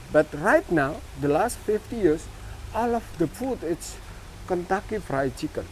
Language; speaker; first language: English; non-native, learner; Indonesian